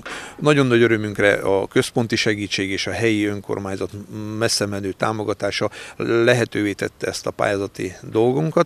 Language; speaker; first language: Hungarian; native; Hungarian